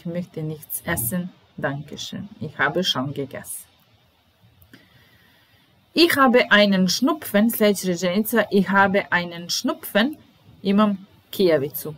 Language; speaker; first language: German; non-native, fluent; Serbian